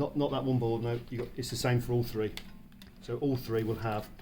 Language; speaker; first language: English; native; English